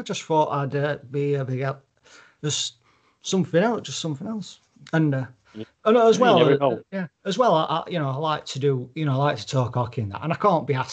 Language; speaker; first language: English; native; English